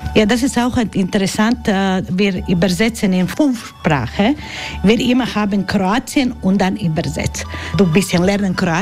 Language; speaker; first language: German; non-native, learner; Croatian